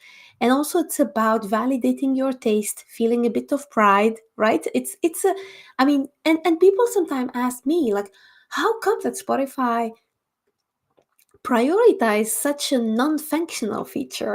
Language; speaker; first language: English; non-native, fluent; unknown